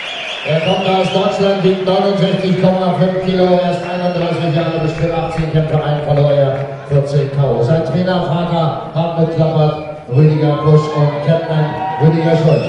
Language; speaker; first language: German; native; German